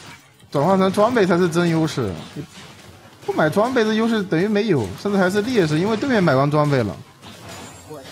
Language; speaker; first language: Chinese; native; Chinese